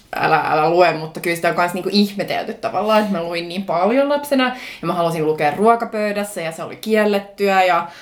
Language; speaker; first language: Finnish; non-native, local second language; Swedish